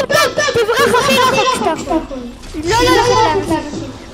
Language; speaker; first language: Hebrew; native; Hebrew